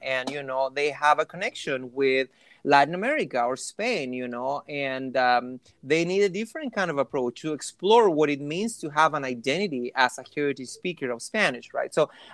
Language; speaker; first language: English; non-native, fluent; Spanish